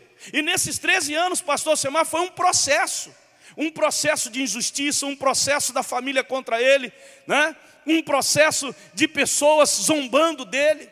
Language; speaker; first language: Portuguese; native; Portuguese